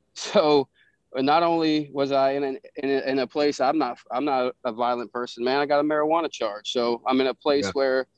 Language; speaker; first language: English; native; English